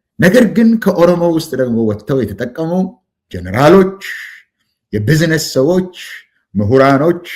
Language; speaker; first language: Amharic; non-native, local second language; Oromo